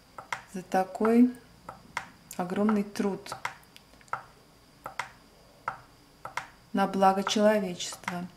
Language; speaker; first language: Russian; non-native, local second language; Latvian